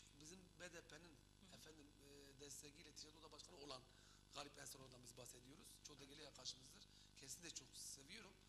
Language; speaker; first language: Turkish; non-native, local second language; Kurdish